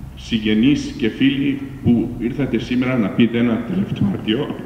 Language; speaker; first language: Greek; early bilingual, other home language; English